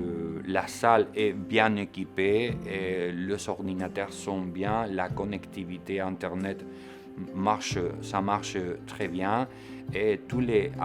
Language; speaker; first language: French; non-native, local second language; Arabic